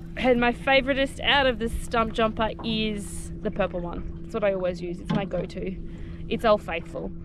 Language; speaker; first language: English; native; English